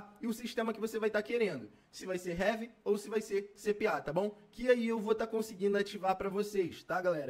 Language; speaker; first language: Portuguese; native; Portuguese